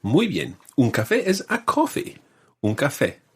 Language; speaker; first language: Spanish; non-native, fluent; English